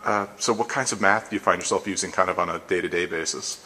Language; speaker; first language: English; native; English